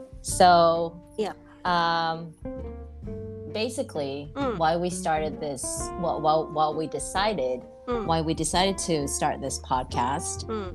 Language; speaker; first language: English; non-native, fluent; Japanese